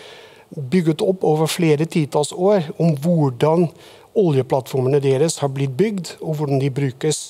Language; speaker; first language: Norwegian; non-native, fluent; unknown